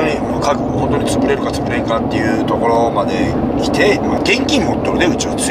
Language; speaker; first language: Japanese; native; Japanese